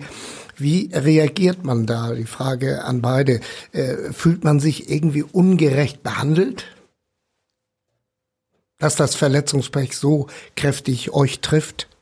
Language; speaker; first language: German; native; German